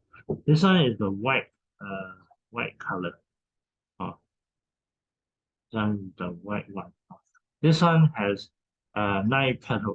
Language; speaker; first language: English; non-native, fluent; Chinese